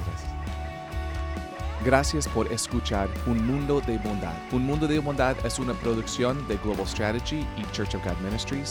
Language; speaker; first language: Spanish; non-native, fluent; English